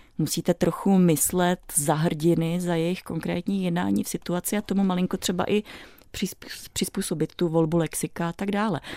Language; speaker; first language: Czech; native; Czech